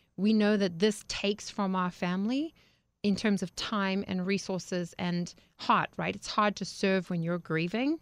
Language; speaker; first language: English; native; English